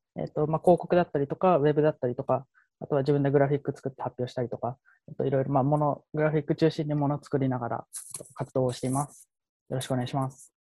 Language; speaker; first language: Japanese; native; Japanese